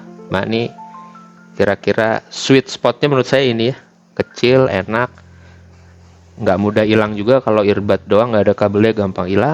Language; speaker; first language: Indonesian; native; Indonesian